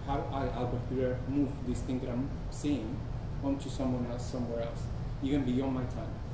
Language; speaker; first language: English; early bilingual, other home language; Spanish